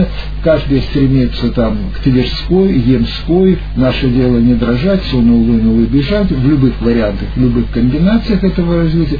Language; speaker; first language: Russian; native; Russian